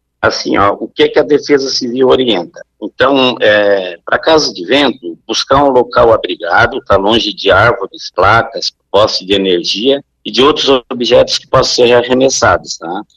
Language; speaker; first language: Portuguese; native; Portuguese